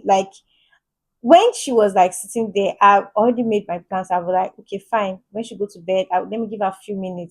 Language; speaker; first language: English; native; English